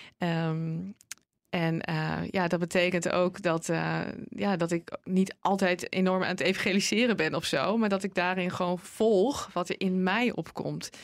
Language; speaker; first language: Dutch; native; Dutch